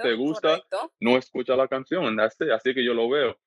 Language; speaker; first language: Spanish; early bilingual, heritage; Spanish